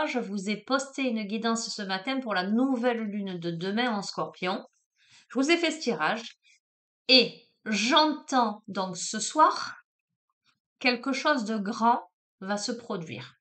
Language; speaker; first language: French; native; French